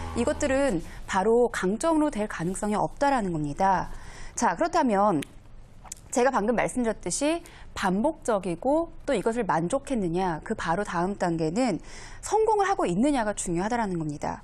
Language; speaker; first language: Korean; native; Korean